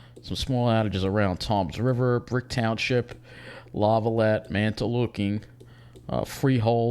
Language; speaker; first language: English; native; English